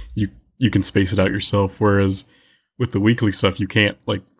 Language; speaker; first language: English; native; English